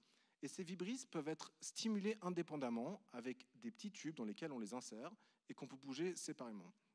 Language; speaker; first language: French; native; French